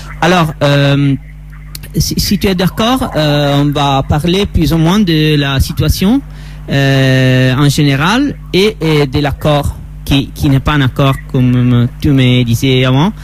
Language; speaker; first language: French; non-native, fluent; Italian